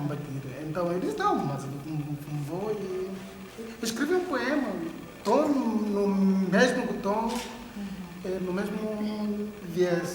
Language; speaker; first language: Portuguese; non-native, local second language; Upper Guinea Crioulo